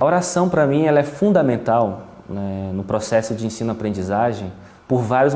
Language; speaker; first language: Portuguese; native; Portuguese